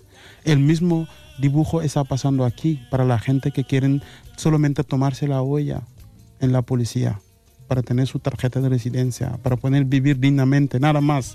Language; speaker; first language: Spanish; non-native, fluent; Mandingo